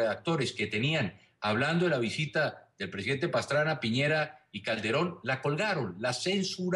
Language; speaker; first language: Spanish; native; Spanish